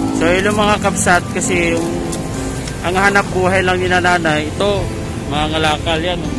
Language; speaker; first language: Filipino; non-native, local second language; Cebuano